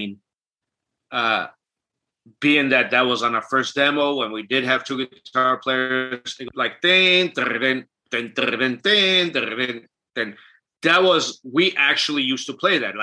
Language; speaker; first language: English; non-native, fluent; Armenian